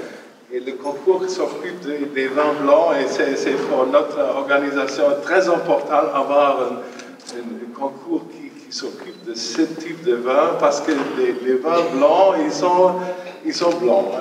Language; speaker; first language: French; non-native, learner; German